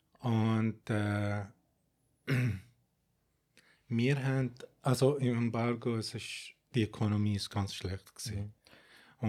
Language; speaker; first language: German; non-native, fluent; Arabic